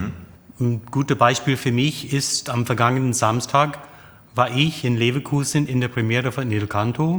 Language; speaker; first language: German; non-native, fluent; English